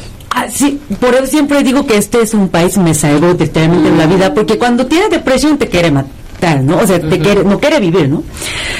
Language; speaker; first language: Spanish; non-native, fluent; Korean